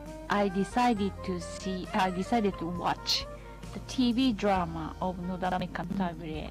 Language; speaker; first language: English; non-native, learner; Japanese